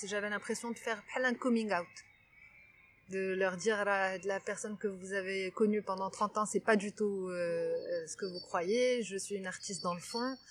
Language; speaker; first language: French; non-native, local second language; Arabic